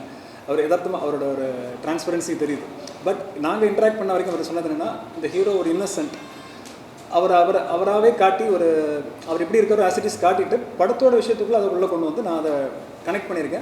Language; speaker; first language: Tamil; native; Tamil